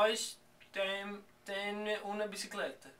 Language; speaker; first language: Portuguese; non-native, learner; English